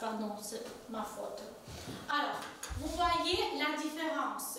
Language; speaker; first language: French; non-native, fluent; Ukrainian